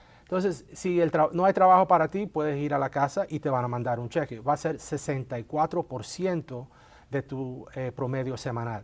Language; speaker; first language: Spanish; native; Spanish